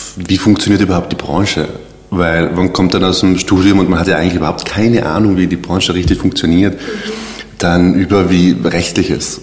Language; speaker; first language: German; native; German